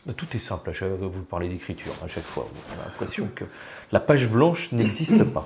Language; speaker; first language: French; native; French